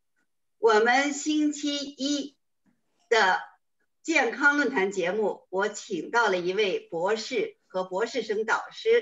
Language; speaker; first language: Chinese; native; Chinese